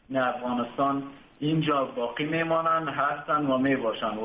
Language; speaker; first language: Persian; native; Persian